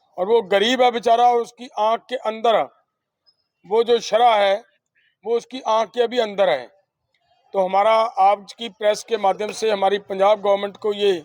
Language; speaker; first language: Hindi; non-native, local second language; Punjabi